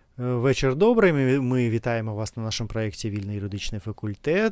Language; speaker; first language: Ukrainian; non-native, fluent; Russian